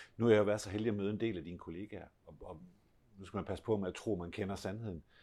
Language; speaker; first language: Danish; native; Danish